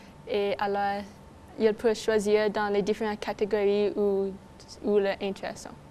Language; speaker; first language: French; non-native, local second language; English